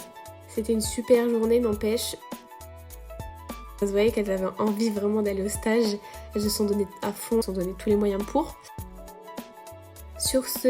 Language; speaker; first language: French; native; French